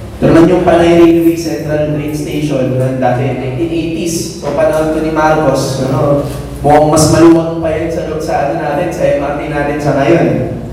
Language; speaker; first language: Filipino; non-native, local second language; Bikol